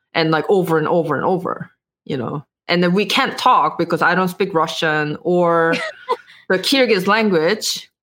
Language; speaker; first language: English; non-native, fluent; Korean